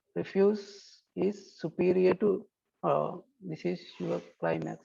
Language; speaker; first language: English; non-native, local second language; Sinhala